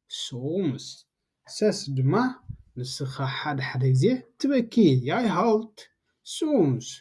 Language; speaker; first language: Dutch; non-native, learner; Tigrinya